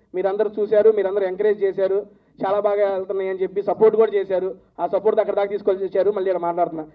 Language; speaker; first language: Telugu; native; Telugu